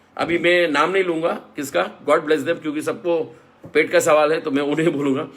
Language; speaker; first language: Hindi; non-native, local second language; Marathi